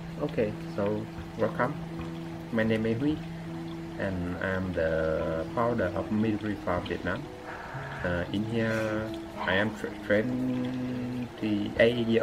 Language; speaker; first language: English; non-native, learner; Vietnamese